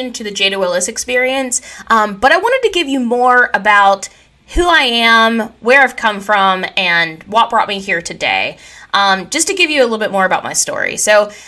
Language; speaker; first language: English; native; English